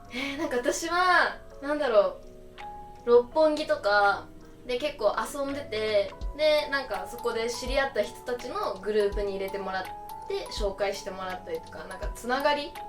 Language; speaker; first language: Japanese; native; Japanese